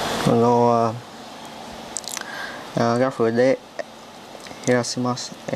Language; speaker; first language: Japanese; non-native, learner; Vietnamese